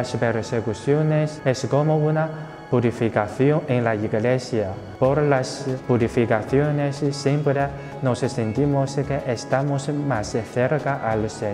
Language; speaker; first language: Spanish; non-native, local second language; Chinese